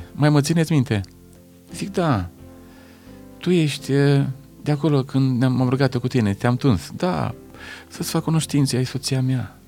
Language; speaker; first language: Romanian; native; Romanian